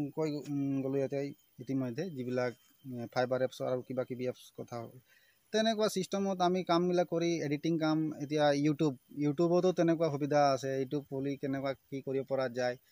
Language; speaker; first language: Assamese; non-native, local second language; Sadri